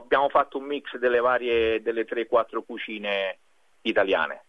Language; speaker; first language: Italian; native; Italian